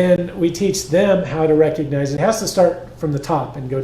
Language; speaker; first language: English; native; English